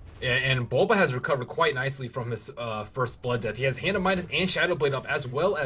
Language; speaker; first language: English; native; English